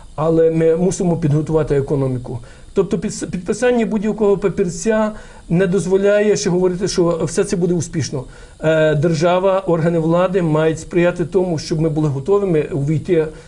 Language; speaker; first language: Ukrainian; native; Ukrainian